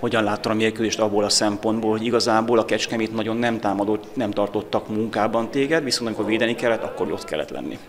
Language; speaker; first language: Hungarian; native; Hungarian